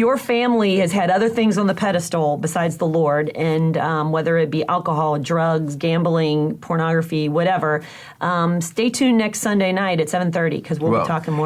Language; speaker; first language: English; native; English